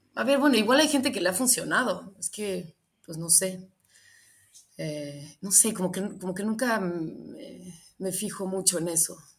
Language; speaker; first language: Spanish; native; Spanish